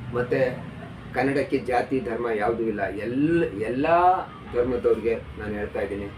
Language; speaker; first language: Kannada; non-native, local second language; Urdu